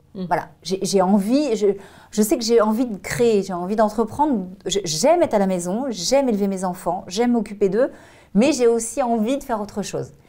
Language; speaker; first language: French; native; French